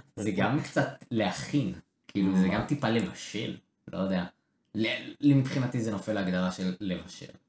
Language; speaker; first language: Hebrew; native; Hebrew